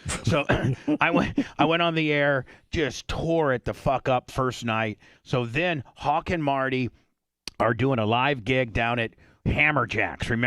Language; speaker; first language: English; native; English